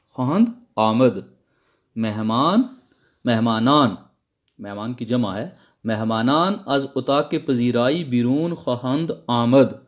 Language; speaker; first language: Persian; non-native, fluent; Urdu